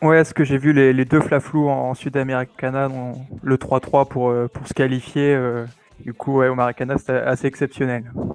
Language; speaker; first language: French; native; French